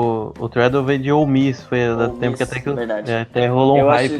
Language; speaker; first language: Portuguese; native; Portuguese